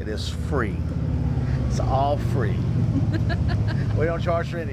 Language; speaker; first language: English; native; English